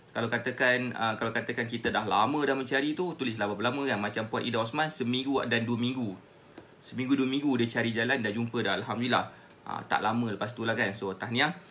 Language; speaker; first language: Malay; native; Malay